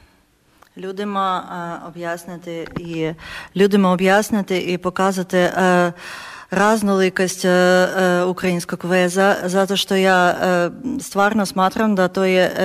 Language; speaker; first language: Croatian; non-native, learner; Ukrainian